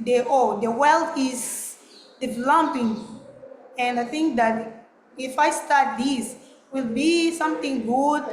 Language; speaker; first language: English; non-native, learner; Portuguese